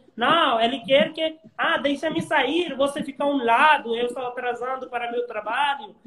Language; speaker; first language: Portuguese; non-native, learner; Hindi